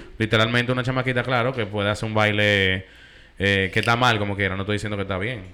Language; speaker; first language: Spanish; early bilingual, heritage; Spanish